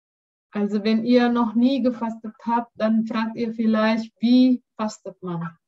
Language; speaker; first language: German; non-native, learner; Indonesian